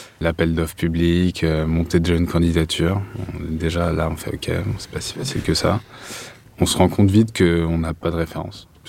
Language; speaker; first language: French; native; French